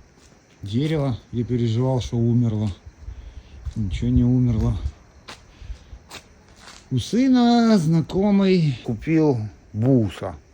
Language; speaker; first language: Russian; native; Russian